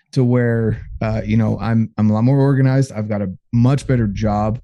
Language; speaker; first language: English; native; English